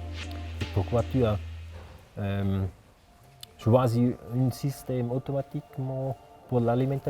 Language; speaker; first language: French; non-native, local second language; German